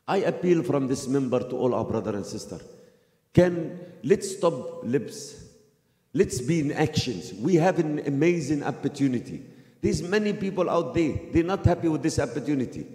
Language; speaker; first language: English; non-native, fluent; Arabic